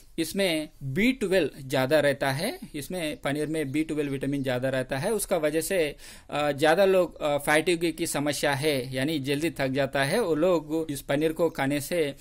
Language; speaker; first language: Hindi; non-native, local second language; Telugu